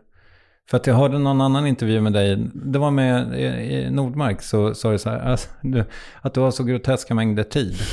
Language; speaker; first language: Swedish; native; Swedish